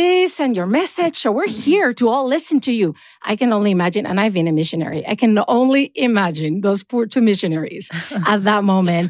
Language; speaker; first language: English; non-native, fluent; Spanish